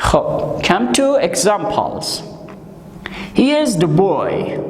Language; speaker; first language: English; non-native, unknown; Persian